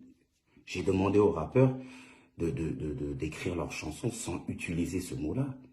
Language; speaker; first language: French; early bilingual, other home language; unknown